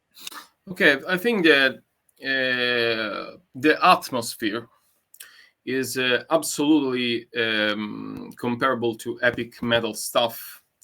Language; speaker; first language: English; non-native, learner; Italian